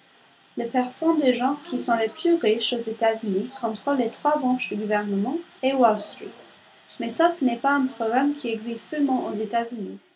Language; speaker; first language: French; non-native, learner; English